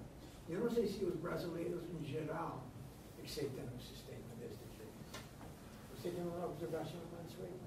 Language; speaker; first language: Portuguese; non-native, fluent; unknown